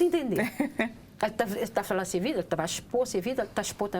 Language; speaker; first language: Portuguese; non-native, local second language; Kabuverdianu